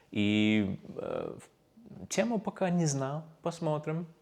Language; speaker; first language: Russian; non-native, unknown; English